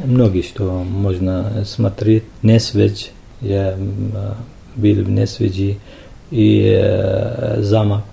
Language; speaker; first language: Russian; non-native, fluent; Arabic